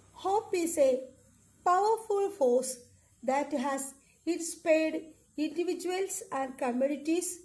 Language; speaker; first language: English; non-native, local second language; Malayalam